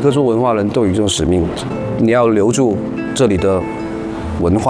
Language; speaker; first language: Chinese; non-native, local second language; Min Nan Chinese